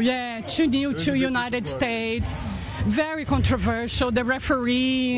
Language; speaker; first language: English; non-native, fluent; Portuguese